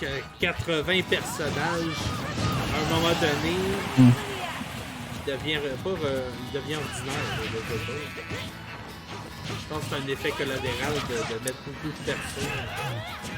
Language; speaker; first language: French; native; French